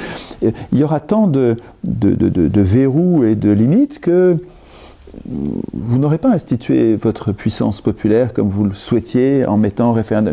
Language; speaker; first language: French; native; French